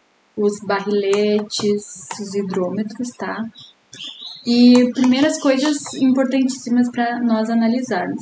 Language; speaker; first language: Portuguese; native; Portuguese